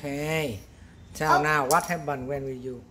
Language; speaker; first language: English; non-native, learner; Vietnamese